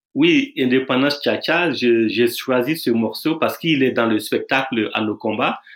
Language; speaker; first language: French; non-native, local second language; Dyula